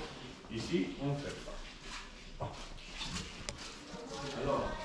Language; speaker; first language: French; non-native, learner; Portuguese